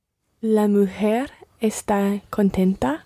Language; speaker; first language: Spanish; non-native, learner; English